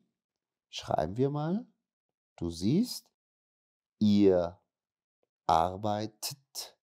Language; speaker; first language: German; non-native, fluent; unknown